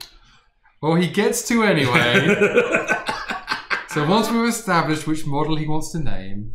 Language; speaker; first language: English; native; English